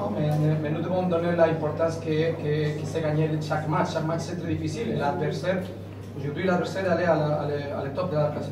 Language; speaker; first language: French; non-native, learner; Spanish